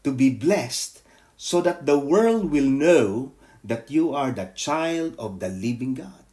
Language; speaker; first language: English; non-native, local second language; Filipino